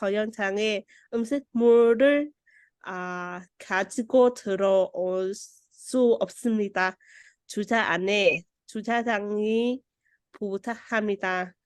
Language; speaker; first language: Korean; non-native, learner; Vietnamese